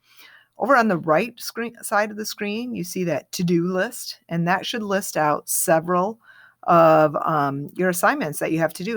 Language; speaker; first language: English; native; English